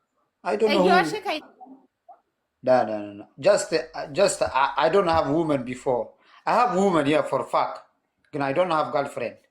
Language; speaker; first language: English; non-native, learner; Tigrinya